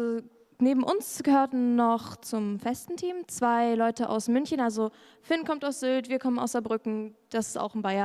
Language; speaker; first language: German; native; German